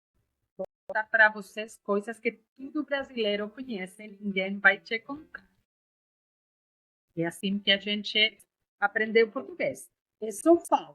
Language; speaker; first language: Portuguese; non-native, learner; Spanish